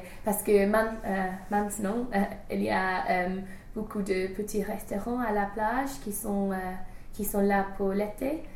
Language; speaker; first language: French; non-native, fluent; English